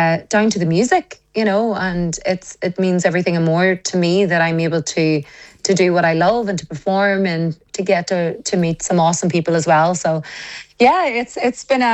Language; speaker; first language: English; native; English